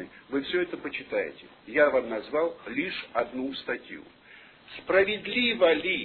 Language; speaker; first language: Russian; native; Russian